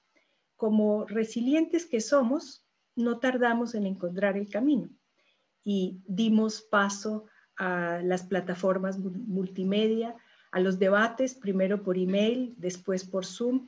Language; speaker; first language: Spanish; native; Spanish